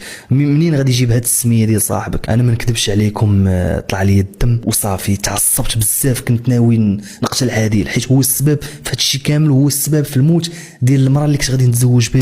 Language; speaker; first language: Arabic; native; Arabic